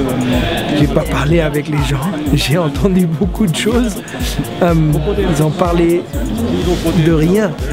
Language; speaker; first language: French; non-native, fluent; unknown